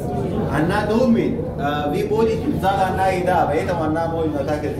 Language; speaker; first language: Russian; non-native, learner; Arabic